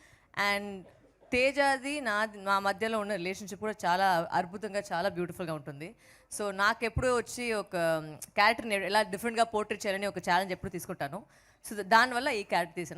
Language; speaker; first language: Telugu; non-native, fluent; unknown